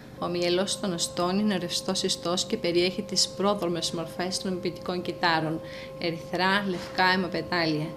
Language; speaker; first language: Greek; native; Greek